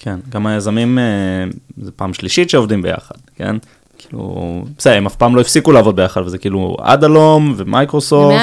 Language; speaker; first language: Hebrew; native; Hebrew